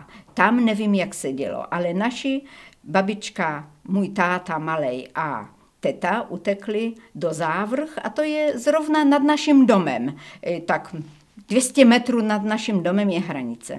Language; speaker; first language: Czech; early bilingual, heritage; Czech